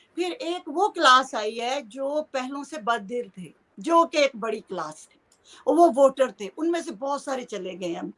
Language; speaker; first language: Urdu; non-native, local second language; Punjabi